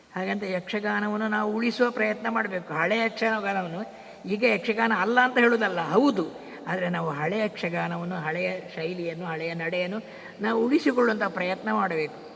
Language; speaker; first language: Kannada; non-native, local second language; Tulu